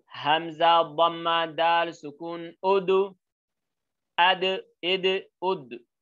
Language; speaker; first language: Arabic; non-native, learner; Oromo